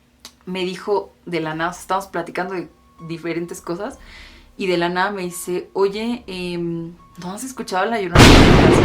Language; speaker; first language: Spanish; native; Spanish